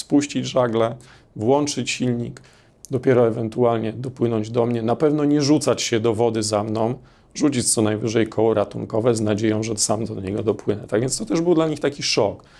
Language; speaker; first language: Polish; native; Polish